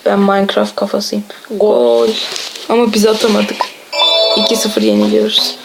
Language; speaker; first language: Turkish; native; Turkish